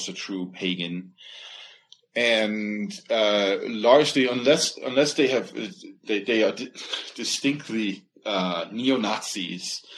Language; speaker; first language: English; non-native, fluent; Danish